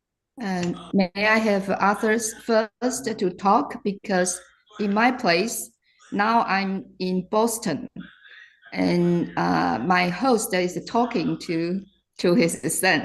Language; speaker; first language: English; non-native, fluent; Chinese